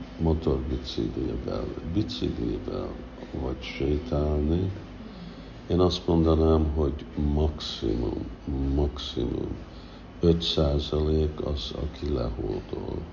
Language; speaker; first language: Hungarian; early bilingual, heritage; Hungarian